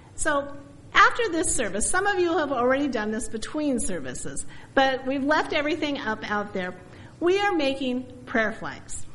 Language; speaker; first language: English; native; English